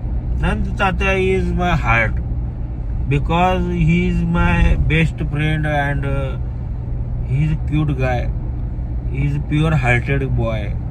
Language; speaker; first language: English; non-native, learner; Marathi